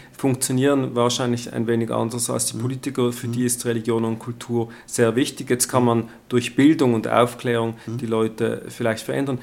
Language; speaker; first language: German; native; German